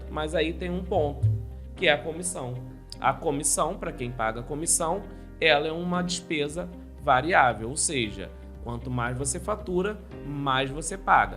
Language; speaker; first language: Portuguese; native; Portuguese